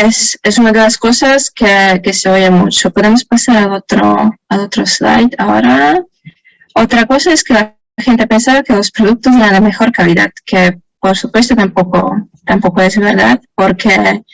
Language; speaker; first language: Spanish; non-native, fluent; Slovak